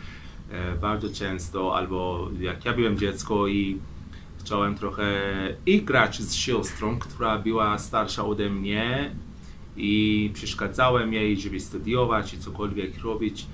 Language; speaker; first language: Polish; non-native, fluent; Persian